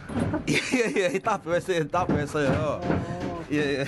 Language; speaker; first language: Korean; non-native, learner; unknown